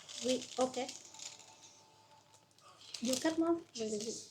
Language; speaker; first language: French; non-native, learner; Iban